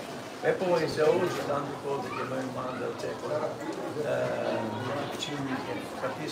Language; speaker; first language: Italian; non-native, learner; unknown